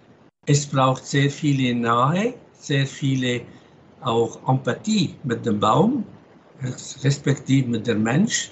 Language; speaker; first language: German; non-native, fluent; Arabic